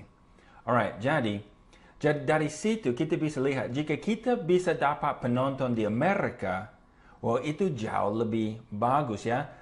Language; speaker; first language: Indonesian; non-native, fluent; English